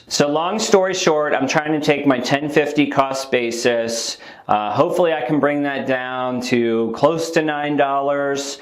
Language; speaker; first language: English; native; English